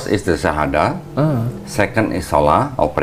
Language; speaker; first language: English; non-native, fluent; Indonesian